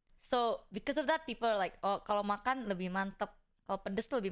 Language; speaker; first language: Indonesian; early bilingual, heritage; English